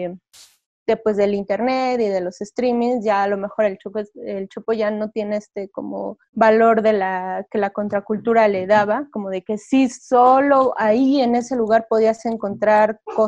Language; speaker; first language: Spanish; native; Spanish